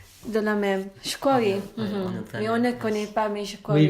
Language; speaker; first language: French; non-native, learner; Malay